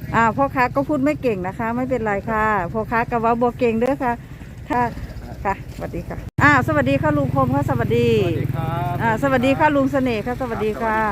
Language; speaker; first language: Thai; non-native, local second language; Lao